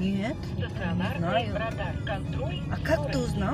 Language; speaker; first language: Russian; non-native, local second language; Kyrgyz